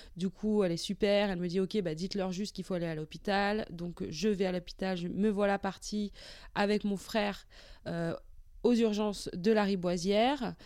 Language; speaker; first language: French; native; French